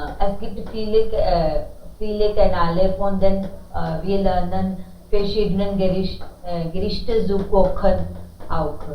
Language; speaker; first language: German; non-native, learner; Hindi